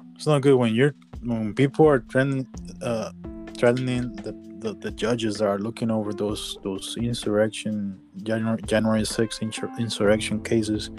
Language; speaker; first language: English; non-native, fluent; Spanish